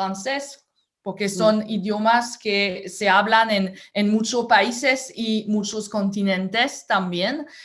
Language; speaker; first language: Spanish; non-native, fluent; French